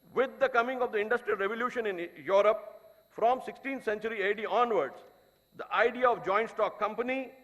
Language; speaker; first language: English; non-native, local second language; Urdu